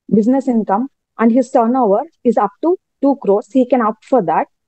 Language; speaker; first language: English; non-native, local second language; Telugu